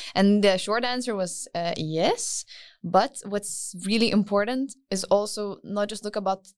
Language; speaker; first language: English; non-native, fluent; Lithuanian